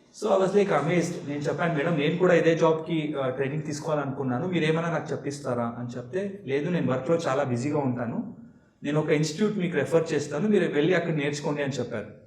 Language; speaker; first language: Telugu; non-native, local second language; Marathi